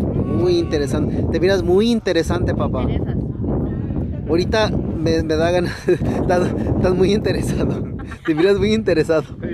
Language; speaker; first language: Spanish; early bilingual, heritage; Spanish